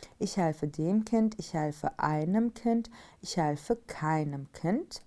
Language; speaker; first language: German; non-native, fluent; Turkish